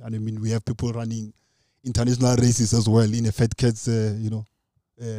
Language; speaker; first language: English; non-native, local second language; Northern Sotho